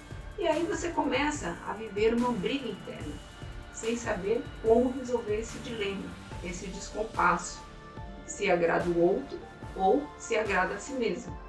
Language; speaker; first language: Portuguese; native; Portuguese